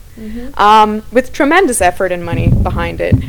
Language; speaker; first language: English; non-native, fluent; Slovak